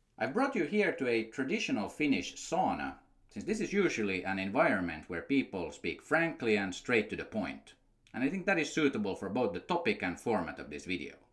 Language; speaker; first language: English; non-native, fluent; Finnish